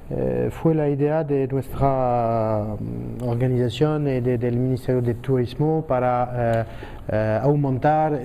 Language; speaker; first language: Spanish; non-native, fluent; French